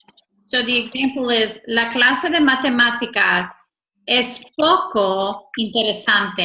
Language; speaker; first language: Spanish; non-native, fluent; English